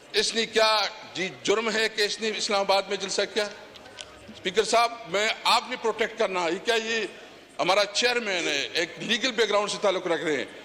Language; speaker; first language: Urdu; non-native, local second language; Pashto